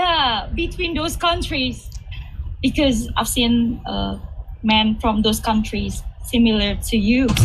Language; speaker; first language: English; non-native, learner; Indonesian